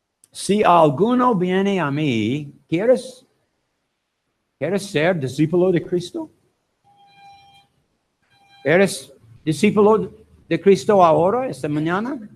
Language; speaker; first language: Spanish; non-native, learner; English